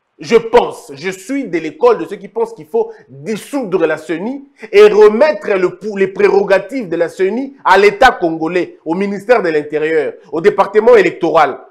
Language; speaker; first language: French; non-native, local second language; Lingala